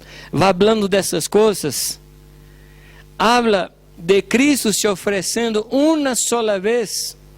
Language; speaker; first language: Spanish; non-native, fluent; Portuguese